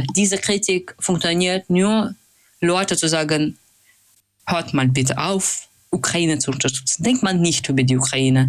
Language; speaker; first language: German; non-native, fluent; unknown